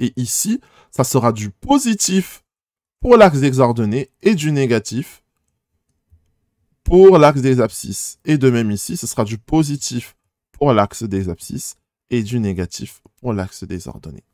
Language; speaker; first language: French; native; French